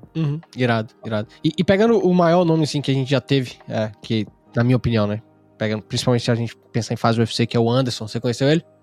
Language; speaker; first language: Portuguese; native; Portuguese